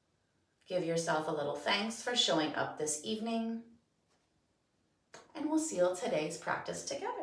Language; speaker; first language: English; native; English